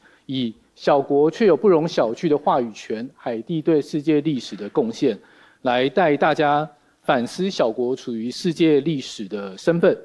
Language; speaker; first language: Chinese; native; Chinese